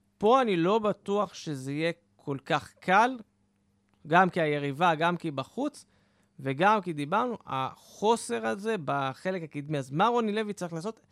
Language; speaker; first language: Hebrew; native; Hebrew